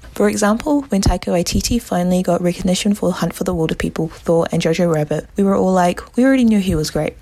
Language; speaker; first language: English; native; English